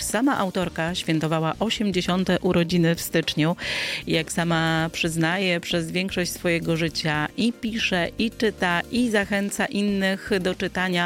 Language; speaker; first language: Polish; native; Polish